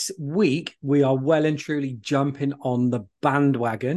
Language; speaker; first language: English; native; English